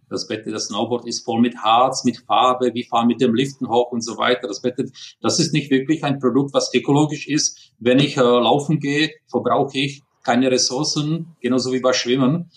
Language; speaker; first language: German; non-native, fluent; Czech